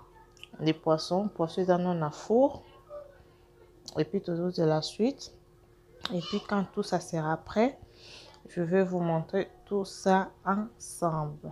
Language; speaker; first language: French; non-native, local second language; Lingala